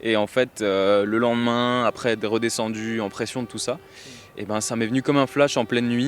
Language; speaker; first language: French; native; French